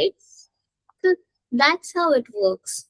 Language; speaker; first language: English; non-native, local second language; Hindi